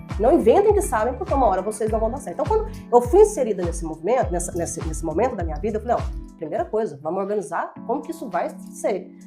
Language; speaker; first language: Portuguese; native; Portuguese